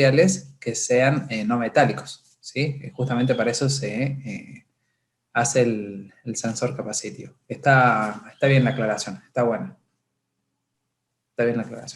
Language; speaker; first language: Spanish; native; Spanish